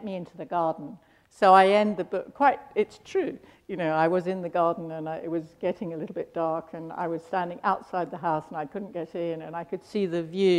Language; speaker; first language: English; native; English